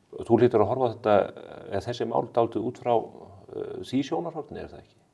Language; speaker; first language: Icelandic; native; Icelandic